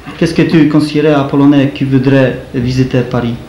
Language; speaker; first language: French; non-native, learner; Polish